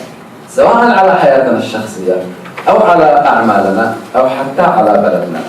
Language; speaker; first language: Arabic; native; Arabic